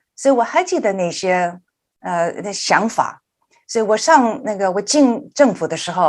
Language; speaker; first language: Chinese; early bilingual, heritage; Chinese